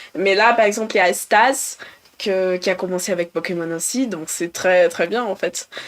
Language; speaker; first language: French; non-native, fluent; Portuguese